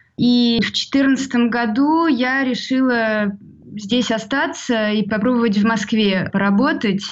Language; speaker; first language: Russian; early bilingual, heritage; Russian